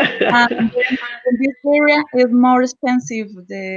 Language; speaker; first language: English; non-native, learner; Spanish